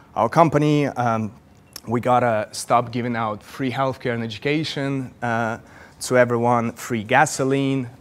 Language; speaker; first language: English; non-native, fluent; Russian